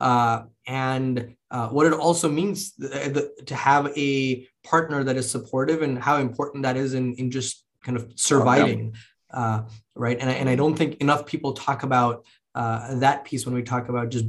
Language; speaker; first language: English; early bilingual, other home language; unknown